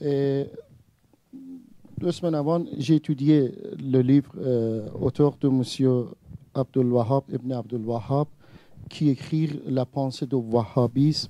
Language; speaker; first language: French; non-native, learner; Persian